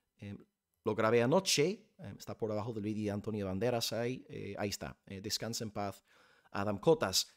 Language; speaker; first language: Spanish; non-native, fluent; English